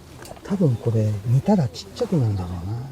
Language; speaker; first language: Japanese; native; Japanese